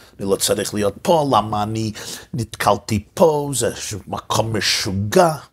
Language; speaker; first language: Hebrew; non-native, fluent; English